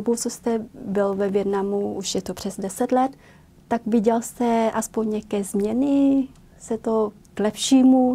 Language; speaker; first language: Czech; non-native, fluent; Vietnamese